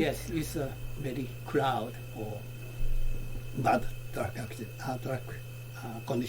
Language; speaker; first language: English; non-native, learner; Japanese